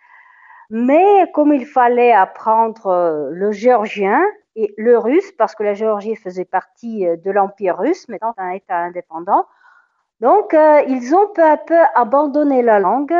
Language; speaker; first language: French; non-native, fluent; Russian